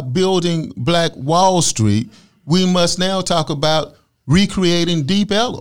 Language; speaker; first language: English; native; English